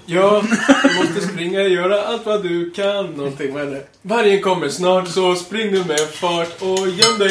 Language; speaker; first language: Swedish; native; Swedish